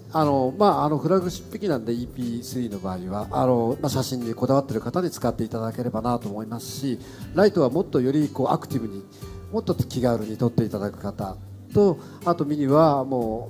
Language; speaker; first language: Japanese; native; Japanese